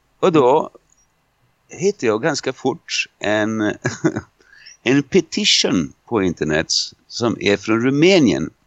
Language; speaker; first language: Swedish; non-native, fluent; Italian